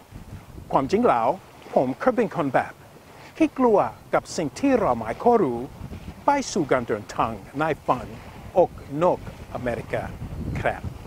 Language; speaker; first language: Thai; non-native, learner; English